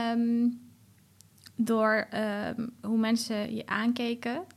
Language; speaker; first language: Dutch; early bilingual, other home language; Arabic